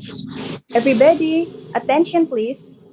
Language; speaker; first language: English; non-native, learner; Indonesian